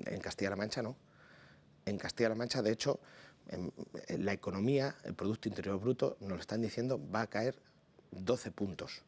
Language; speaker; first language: Spanish; native; Spanish